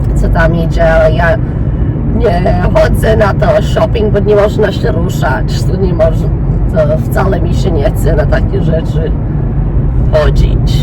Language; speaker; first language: Polish; early bilingual, heritage; English